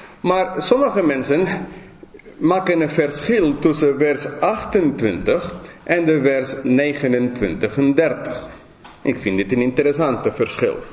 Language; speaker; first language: Dutch; non-native, fluent; English